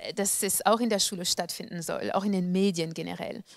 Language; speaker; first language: German; non-native, fluent; French